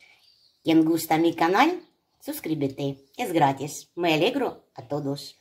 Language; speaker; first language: Spanish; non-native, learner; Ukrainian